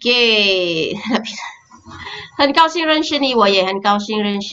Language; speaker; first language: Chinese; non-native, local second language; Malay